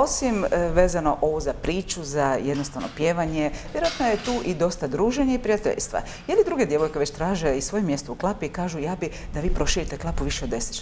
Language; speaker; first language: Croatian; native; Croatian